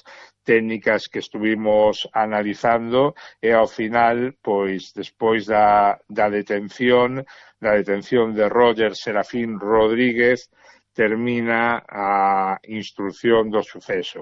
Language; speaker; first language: Galician; native; Galician